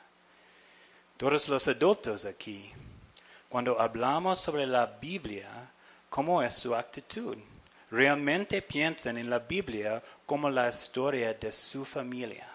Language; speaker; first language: Spanish; non-native, fluent; English